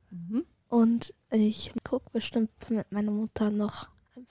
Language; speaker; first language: German; early bilingual, other home language; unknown